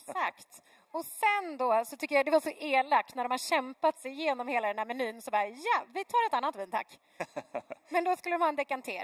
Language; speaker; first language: Swedish; native; Swedish